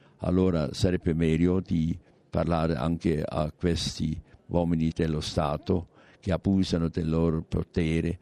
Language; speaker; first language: Italian; non-native, fluent; German